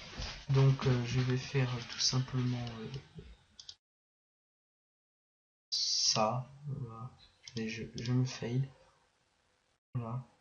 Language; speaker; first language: French; native; French